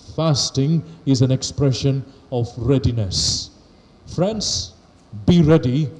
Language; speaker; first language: English; non-native, local second language; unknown